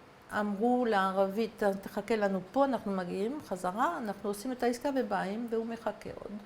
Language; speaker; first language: Hebrew; non-native, fluent; French